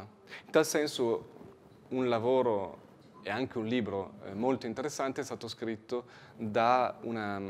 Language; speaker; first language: Italian; native; Italian